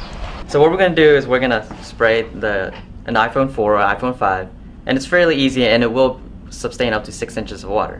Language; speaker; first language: English; native; English